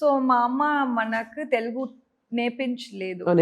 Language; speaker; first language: Telugu; non-native, learner; Tamil